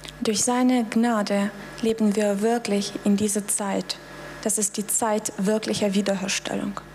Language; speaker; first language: German; non-native, fluent; Russian